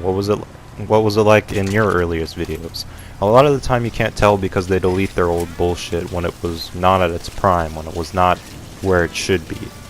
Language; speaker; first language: English; native; English